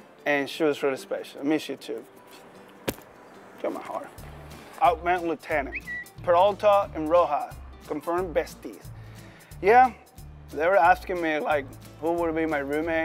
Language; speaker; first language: English; non-native, fluent; Spanish